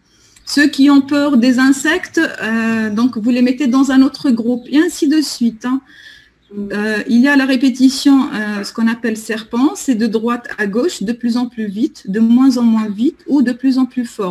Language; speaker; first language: French; non-native, local second language; Arabic